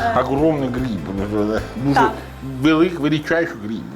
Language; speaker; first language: Ukrainian; non-native, learner; Italian